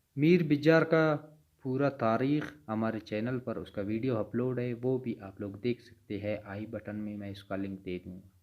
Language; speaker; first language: Urdu; non-native, local second language; Baluchi